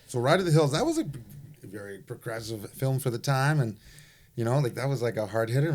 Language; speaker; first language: English; native; English